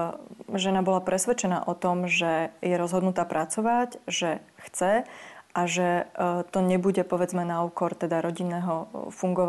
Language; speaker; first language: Slovak; native; Slovak